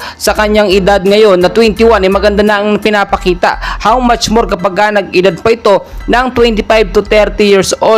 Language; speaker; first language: Filipino; native; Filipino